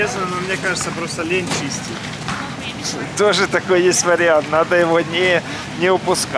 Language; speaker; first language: Russian; native; Russian